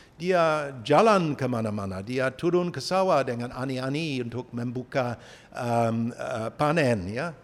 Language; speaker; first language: Malay; non-native, fluent; English